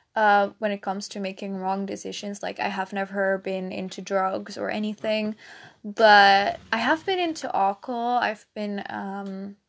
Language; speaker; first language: English; non-native, fluent; Dutch